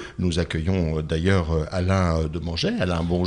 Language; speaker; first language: French; native; French